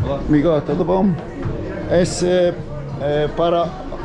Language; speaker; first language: Portuguese; non-native, learner; Polish